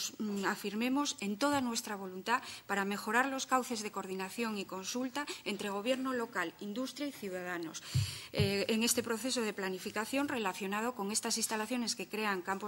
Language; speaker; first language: Spanish; native; Spanish